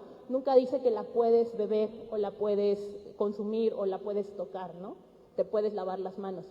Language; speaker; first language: Spanish; native; Spanish